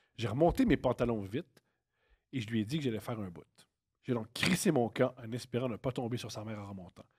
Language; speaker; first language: French; native; French